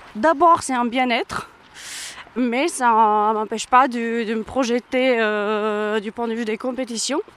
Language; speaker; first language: French; non-native, fluent; Romanian